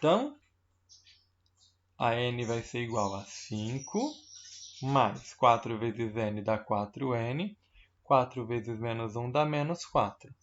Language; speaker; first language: Portuguese; native; Portuguese